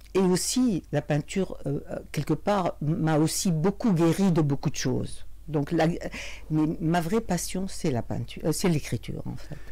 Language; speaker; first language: French; non-native, local second language; Arabic